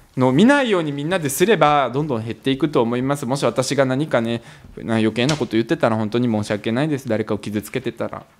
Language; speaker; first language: Japanese; early bilingual, other home language; Russian